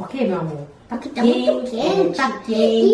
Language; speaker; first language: Portuguese; early bilingual, heritage; Portuguese